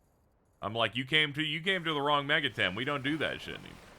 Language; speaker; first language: English; native; English